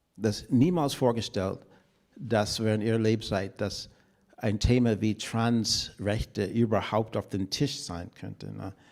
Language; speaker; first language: German; non-native, fluent; English